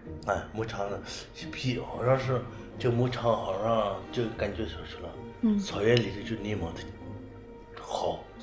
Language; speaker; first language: Chinese; native; Chinese